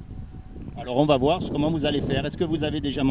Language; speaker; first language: French; native; French